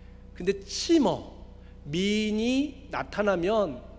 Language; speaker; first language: Korean; native; Korean